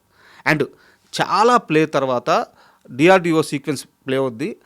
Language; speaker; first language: Telugu; native; Telugu